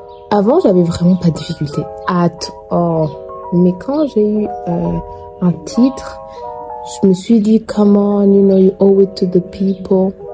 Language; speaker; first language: French; non-native, local second language; Rundi